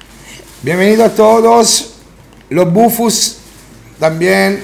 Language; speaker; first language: Spanish; non-native, fluent; Italian